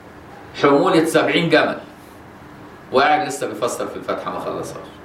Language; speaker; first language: Arabic; native; Arabic